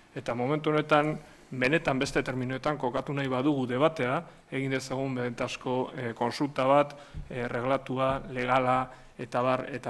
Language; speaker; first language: Basque; non-native, local second language; Spanish